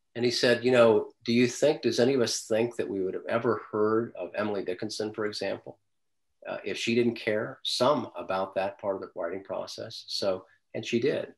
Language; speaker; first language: English; native; English